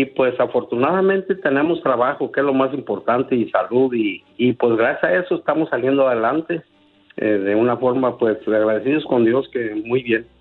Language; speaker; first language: Spanish; native; Spanish